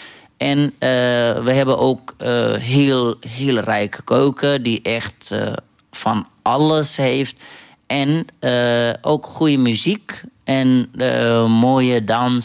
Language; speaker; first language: Dutch; non-native, fluent; Arabic